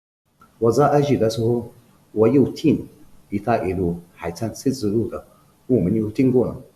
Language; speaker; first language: Chinese; non-native, fluent; Arabic